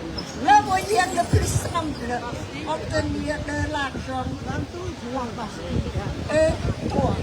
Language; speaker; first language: French; non-native, fluent; Khmer